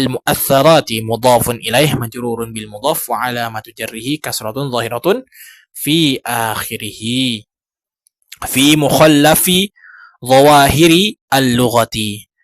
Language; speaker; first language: Arabic; non-native, learner; Indonesian